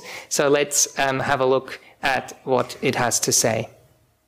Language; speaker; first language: English; non-native, fluent; German